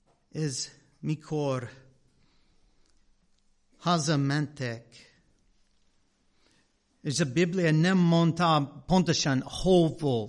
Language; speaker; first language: Hungarian; non-native, fluent; English